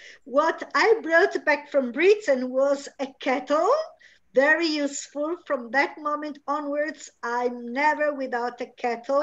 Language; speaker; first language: English; non-native, fluent; Italian